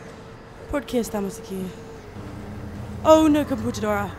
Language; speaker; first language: Spanish; non-native, learner; English